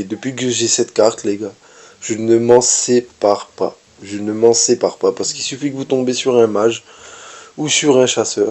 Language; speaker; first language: French; native; French